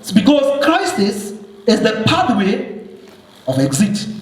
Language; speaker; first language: English; non-native, local second language; Swahili